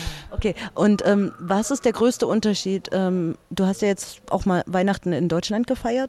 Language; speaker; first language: German; native; German